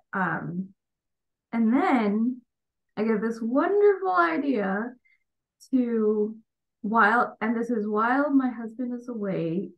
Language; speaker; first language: English; early bilingual, other home language; Bangla